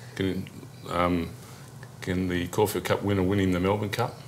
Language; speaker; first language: English; native; English